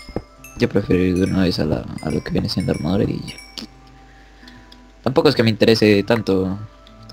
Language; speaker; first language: Spanish; native; Spanish